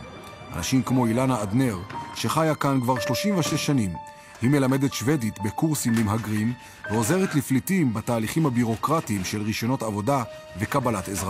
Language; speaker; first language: Hebrew; native; Hebrew